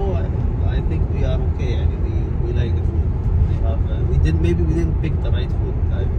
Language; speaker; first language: English; non-native, fluent; Arabic